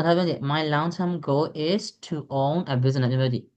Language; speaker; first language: English; non-native, fluent; Burmese